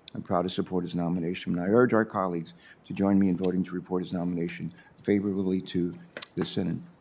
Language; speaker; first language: English; native; English